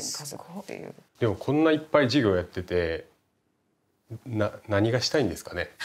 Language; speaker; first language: Japanese; native; Japanese